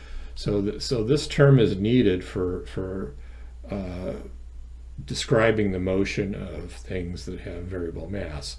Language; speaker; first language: English; native; English